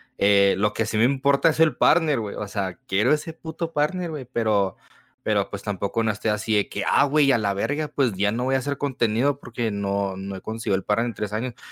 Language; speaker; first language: Spanish; early bilingual, heritage; Spanish